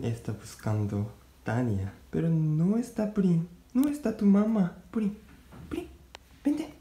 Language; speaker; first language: Spanish; non-native, learner; Japanese